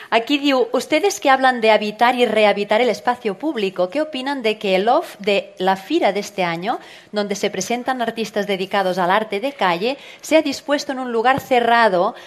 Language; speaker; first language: Spanish; non-native, local second language; Catalan